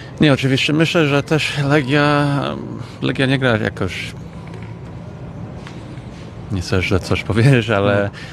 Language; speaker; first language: Polish; early bilingual, heritage; English